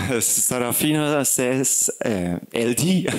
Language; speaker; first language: French; non-native, fluent; German